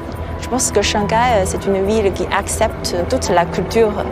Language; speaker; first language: French; non-native, fluent; Chinese